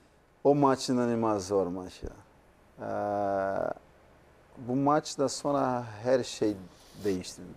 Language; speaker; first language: Turkish; non-native, learner; Portuguese